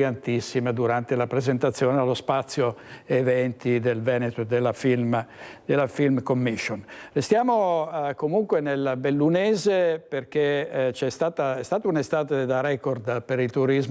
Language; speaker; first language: Italian; native; Italian